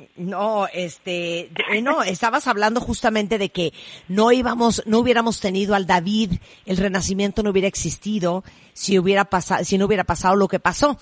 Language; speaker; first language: Spanish; native; Spanish